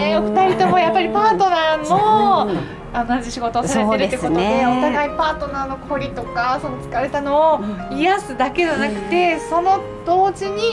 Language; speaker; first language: Japanese; native; Japanese